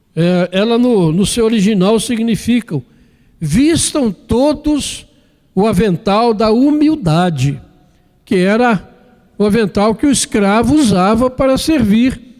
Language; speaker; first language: Portuguese; native; Portuguese